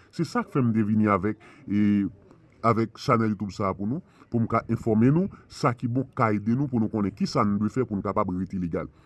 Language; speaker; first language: Haitian Creole; non-native, fluent; Spanish